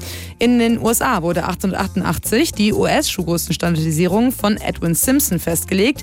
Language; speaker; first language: German; native; German